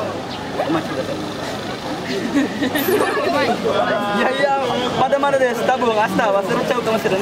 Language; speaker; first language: Japanese; non-native, learner; Indonesian